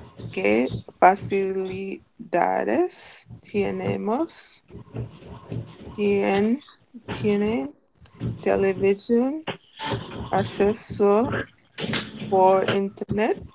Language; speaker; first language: Spanish; non-native, learner; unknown